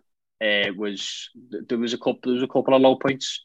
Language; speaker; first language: English; native; English